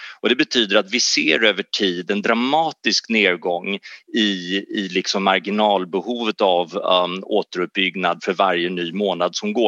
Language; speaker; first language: Swedish; native; Swedish